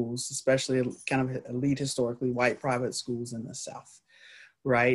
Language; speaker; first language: English; native; English